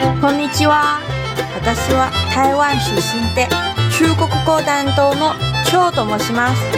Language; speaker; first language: Japanese; non-native, fluent; Chinese